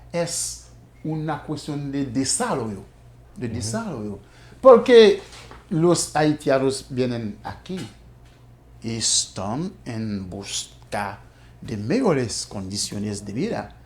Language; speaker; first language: Spanish; non-native, fluent; Haitian Creole